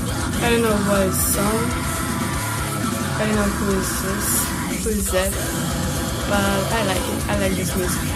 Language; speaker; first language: English; non-native, learner; Russian